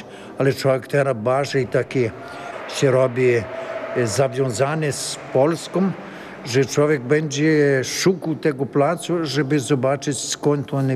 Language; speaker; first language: Polish; early bilingual, heritage; Polish